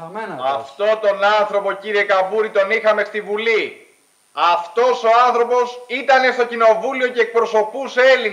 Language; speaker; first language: Greek; native; Greek